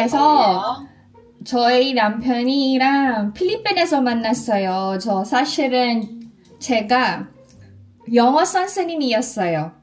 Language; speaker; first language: Korean; non-native, learner; Filipino